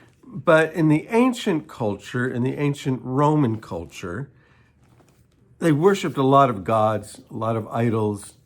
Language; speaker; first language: English; native; English